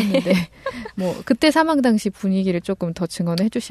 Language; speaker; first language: Korean; native; Korean